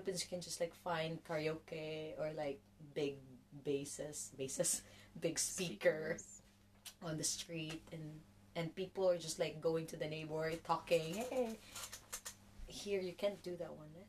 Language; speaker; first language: English; non-native, local second language; Cebuano